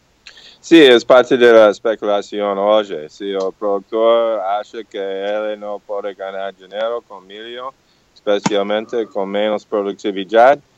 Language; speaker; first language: Portuguese; non-native, learner; English